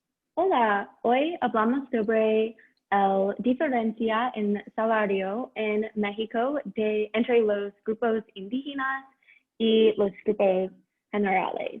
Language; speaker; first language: Spanish; non-native, learner; English